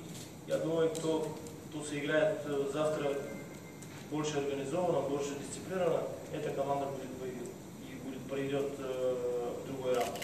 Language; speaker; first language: Russian; non-native, learner; Bulgarian